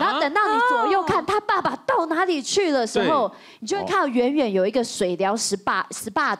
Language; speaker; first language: Chinese; native; Chinese